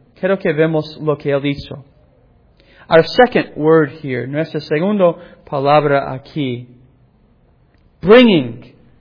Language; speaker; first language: Spanish; non-native, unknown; English